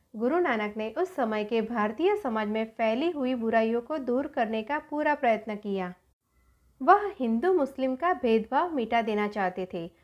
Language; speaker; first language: Hindi; non-native, local second language; Gujarati